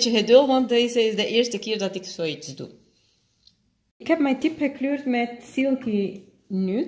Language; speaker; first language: Dutch; non-native, fluent; Spanish